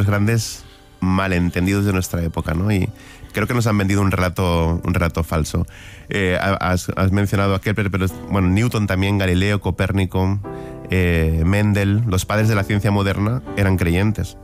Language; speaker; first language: Spanish; native; Spanish